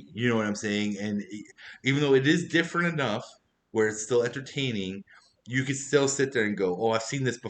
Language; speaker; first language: English; native; English